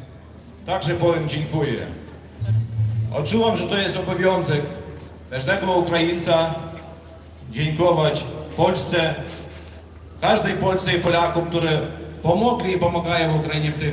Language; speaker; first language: Polish; non-native, fluent; Ukrainian